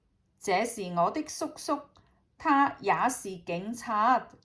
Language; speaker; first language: Chinese; non-native, learner; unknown